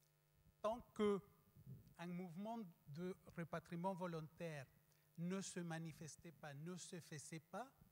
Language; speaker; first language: French; non-native, fluent; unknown